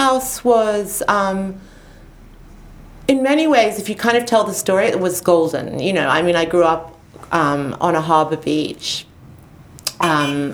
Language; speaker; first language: English; native; English